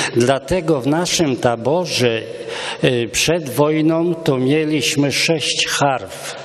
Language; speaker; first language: Polish; non-native, local second language; Romany